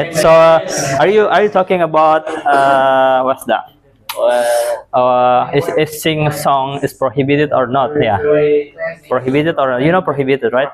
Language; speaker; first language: English; non-native, fluent; Indonesian